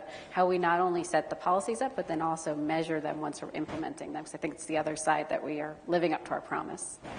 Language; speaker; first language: English; native; English